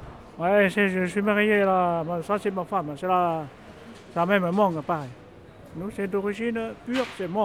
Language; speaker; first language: French; non-native, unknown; Hmong